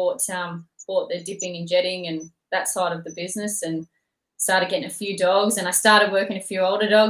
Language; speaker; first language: English; native; English